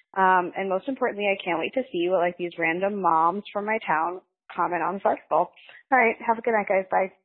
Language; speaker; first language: English; native; English